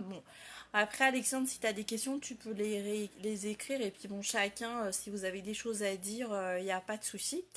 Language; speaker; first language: French; native; French